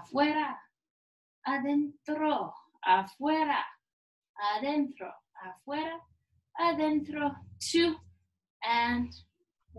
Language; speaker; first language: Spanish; non-native, learner; English